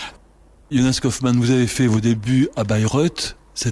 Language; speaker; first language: French; native; French